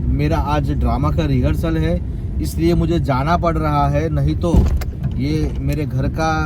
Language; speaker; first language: Hindi; non-native, local second language; Gujarati